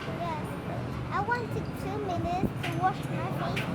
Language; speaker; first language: English; non-native, learner; Vietnamese